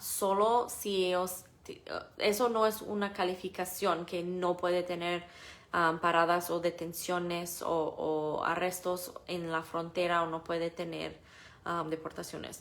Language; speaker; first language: Spanish; non-native, fluent; English